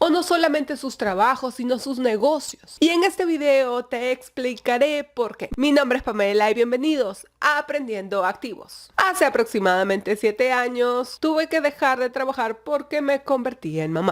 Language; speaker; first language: Spanish; native; Spanish